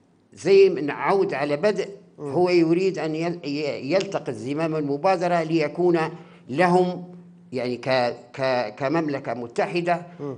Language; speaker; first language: Arabic; native; Arabic